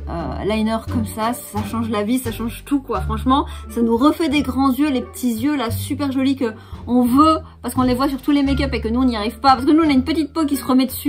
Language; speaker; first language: French; native; French